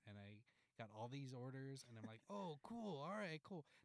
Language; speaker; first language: English; early bilingual, other home language; Spanish